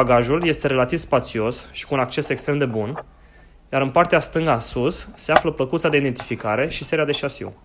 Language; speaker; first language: Romanian; native; Romanian